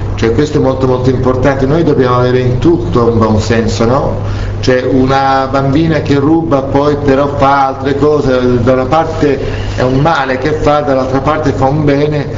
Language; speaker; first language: Italian; non-native, fluent; Turkish